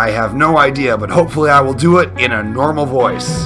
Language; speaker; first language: English; native; English